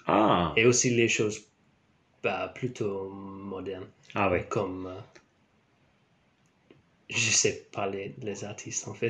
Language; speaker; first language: French; non-native, learner; English